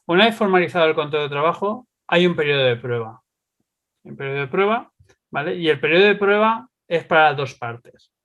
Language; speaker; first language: Spanish; native; Spanish